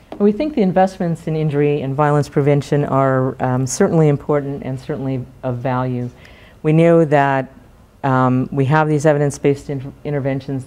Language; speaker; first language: English; native; English